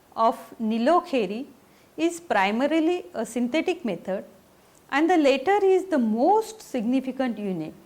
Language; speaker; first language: English; non-native, local second language; Marathi